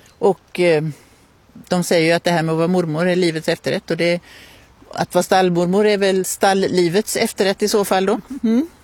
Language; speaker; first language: Swedish; native; Swedish